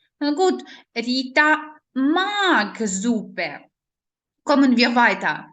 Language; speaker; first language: German; non-native, learner; Ukrainian